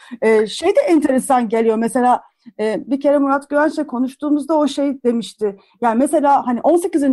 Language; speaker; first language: Turkish; native; Turkish